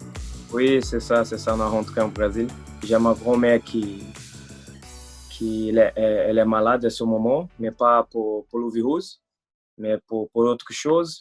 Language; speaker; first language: French; non-native, fluent; Portuguese